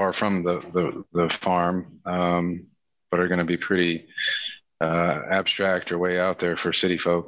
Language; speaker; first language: English; native; English